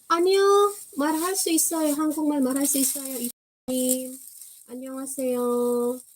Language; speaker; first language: Korean; non-native, fluent; Filipino